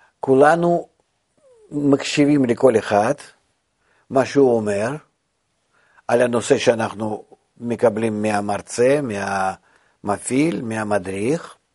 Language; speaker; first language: Hebrew; non-native, fluent; Russian